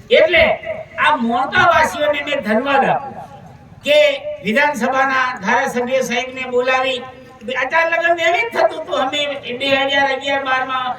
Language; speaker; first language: Gujarati; native; Gujarati